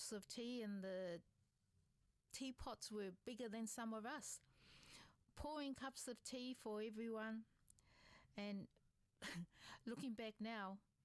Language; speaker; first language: English; native; English